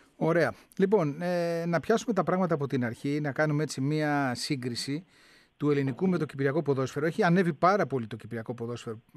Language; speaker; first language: Greek; native; Greek